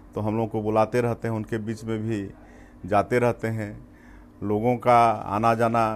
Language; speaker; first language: Hindi; native; Hindi